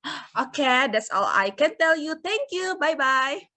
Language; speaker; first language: English; non-native, learner; Indonesian